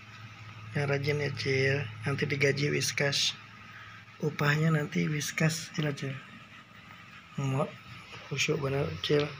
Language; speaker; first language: Indonesian; non-native, local second language; Banjar